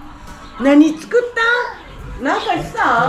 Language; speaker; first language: Chinese; non-native, learner; Japanese